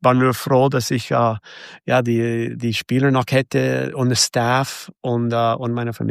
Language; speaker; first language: German; non-native, fluent; English